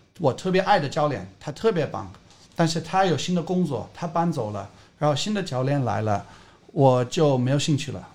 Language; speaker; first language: Chinese; non-native, fluent; English